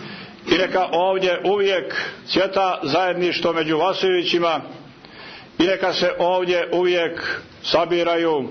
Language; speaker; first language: Croatian; native; Croatian